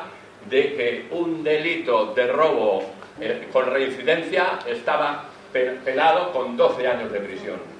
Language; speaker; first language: Spanish; native; Spanish